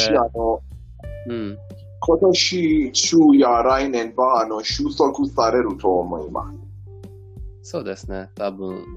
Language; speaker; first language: Japanese; non-native, learner; Persian